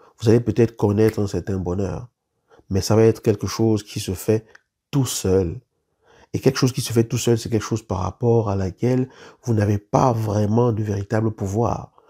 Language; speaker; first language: French; native; French